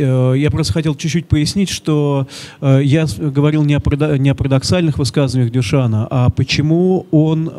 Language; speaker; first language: Russian; native; Russian